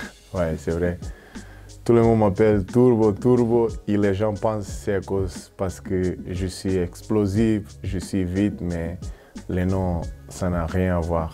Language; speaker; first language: French; non-native, fluent; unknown